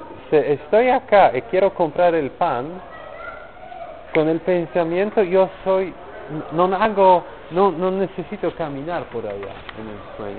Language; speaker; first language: Spanish; non-native, learner; Polish